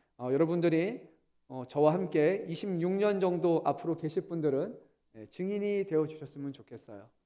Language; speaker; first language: Korean; early bilingual, heritage; Korean